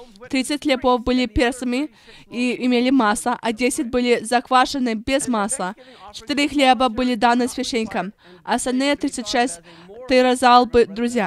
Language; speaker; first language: Russian; non-native, fluent; English